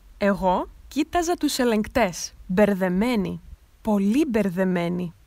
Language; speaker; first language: Greek; native; Greek